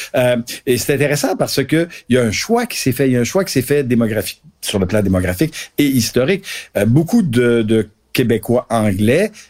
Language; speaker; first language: French; native; French